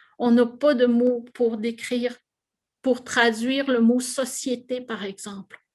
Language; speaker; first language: French; non-native, local second language; Innu-aimun